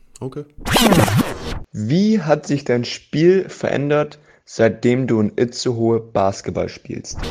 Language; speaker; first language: German; non-native, fluent; Bosnian